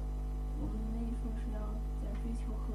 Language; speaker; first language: Chinese; native; Chinese